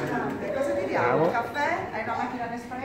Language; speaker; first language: Italian; native; Italian